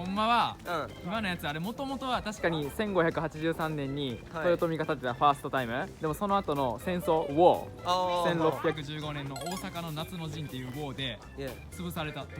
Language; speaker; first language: Japanese; native; Japanese